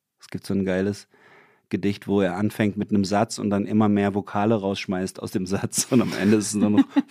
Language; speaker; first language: German; native; German